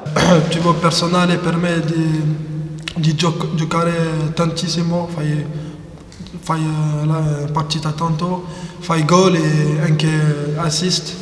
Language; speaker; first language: Italian; non-native, learner; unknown